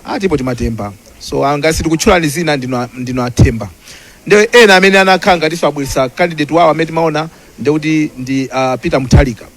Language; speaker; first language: Nyanja; non-native, local second language; Tumbuka